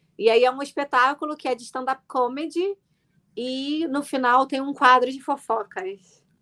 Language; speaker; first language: Portuguese; native; Portuguese